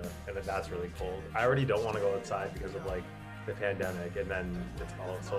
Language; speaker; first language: English; native; English